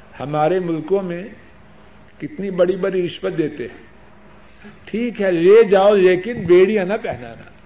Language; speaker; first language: Urdu; non-native, local second language; Punjabi